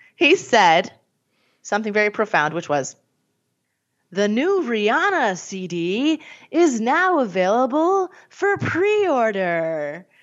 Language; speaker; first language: English; native; English